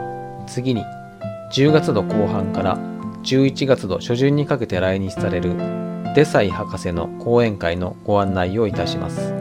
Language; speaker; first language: Japanese; native; Japanese